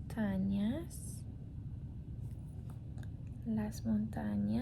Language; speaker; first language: Spanish; non-native, learner; English